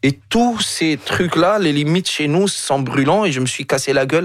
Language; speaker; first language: French; non-native, local second language; Arabic